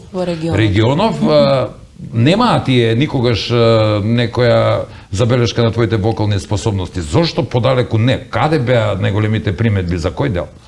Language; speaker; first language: Macedonian; native; Macedonian